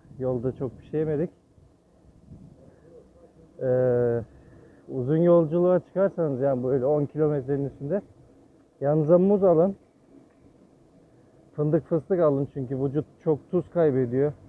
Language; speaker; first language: Turkish; early bilingual, heritage; Turkish